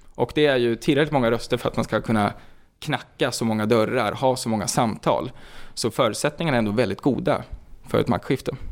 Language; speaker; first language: Swedish; native; Swedish